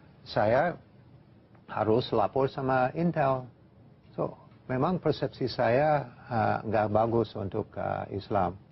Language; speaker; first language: Indonesian; non-native, fluent; English